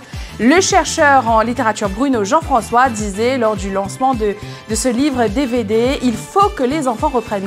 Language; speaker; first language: French; non-native, local second language; Morisyen